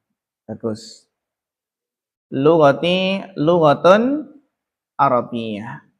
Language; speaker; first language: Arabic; non-native, fluent; Indonesian